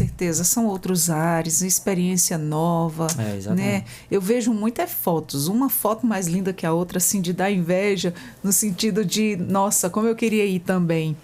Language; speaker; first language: Portuguese; native; Portuguese